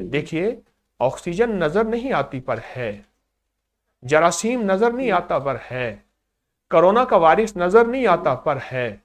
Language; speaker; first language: Urdu; native; Urdu